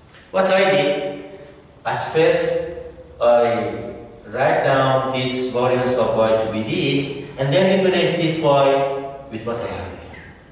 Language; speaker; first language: English; non-native, fluent; Persian